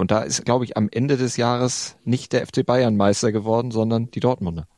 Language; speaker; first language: German; native; German